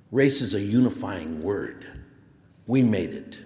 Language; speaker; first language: English; early bilingual, other home language; Spanish